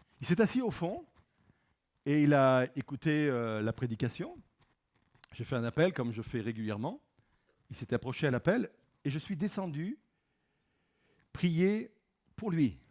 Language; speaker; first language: French; native; French